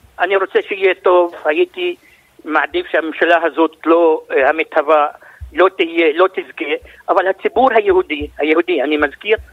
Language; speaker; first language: Hebrew; non-native, local second language; Arabic